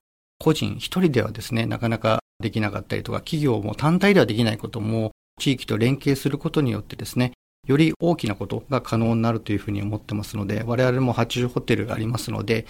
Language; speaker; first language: Japanese; native; Japanese